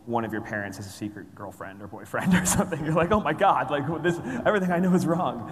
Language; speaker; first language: English; native; English